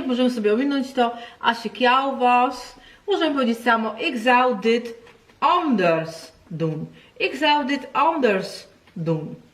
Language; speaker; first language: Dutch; non-native, fluent; Polish